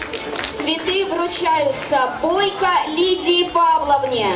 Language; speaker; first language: Russian; native; Russian